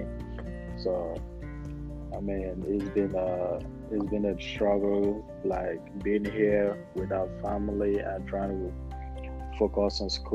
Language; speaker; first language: English; non-native, local second language; Igbo